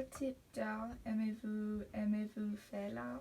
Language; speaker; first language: French; non-native, learner; English